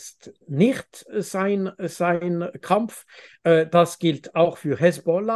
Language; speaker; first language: German; non-native, fluent; French